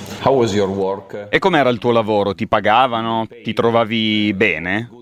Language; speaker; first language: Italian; native; Italian